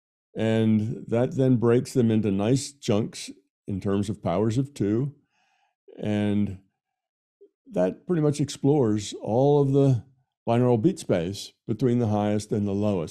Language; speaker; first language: English; native; English